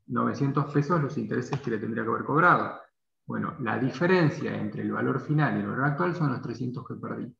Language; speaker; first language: Spanish; native; Spanish